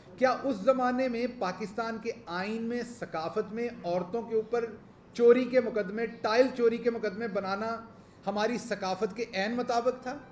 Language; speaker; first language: Urdu; non-native, local second language; Punjabi